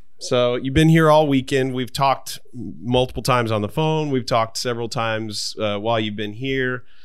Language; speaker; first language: English; native; English